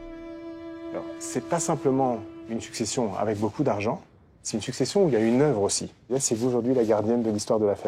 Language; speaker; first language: French; native; French